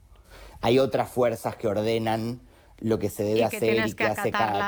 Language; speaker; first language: Spanish; native; Spanish